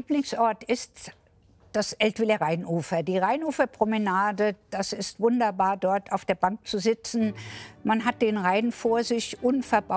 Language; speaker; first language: German; native; German